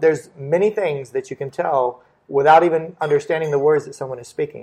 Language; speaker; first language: English; native; English